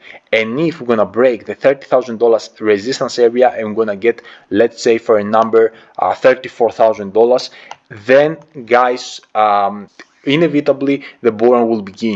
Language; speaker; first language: English; non-native, fluent; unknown